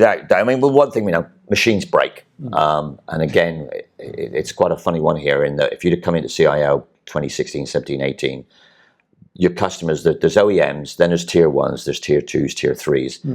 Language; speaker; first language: English; native; English